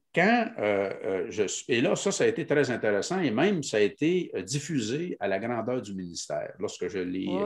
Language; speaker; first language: French; native; French